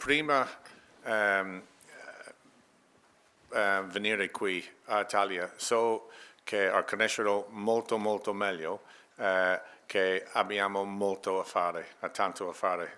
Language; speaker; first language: Italian; non-native, learner; English